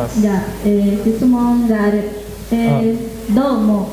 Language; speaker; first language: Japanese; non-native, learner; Indonesian